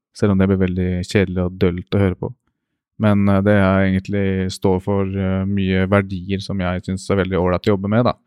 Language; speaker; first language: Norwegian; native; Norwegian